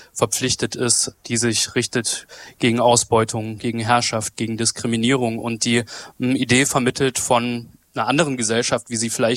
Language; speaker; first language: German; native; German